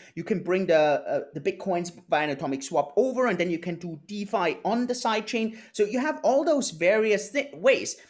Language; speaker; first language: English; non-native, fluent; German